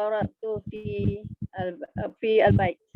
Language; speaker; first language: Arabic; non-native, learner; Malay